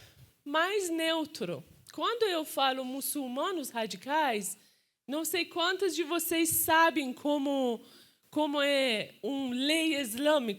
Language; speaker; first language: Portuguese; non-native, fluent; Persian